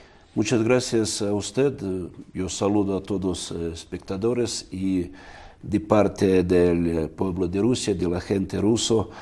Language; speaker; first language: Spanish; non-native, fluent; Russian